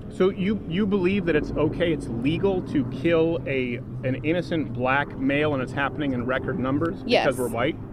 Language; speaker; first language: English; native; English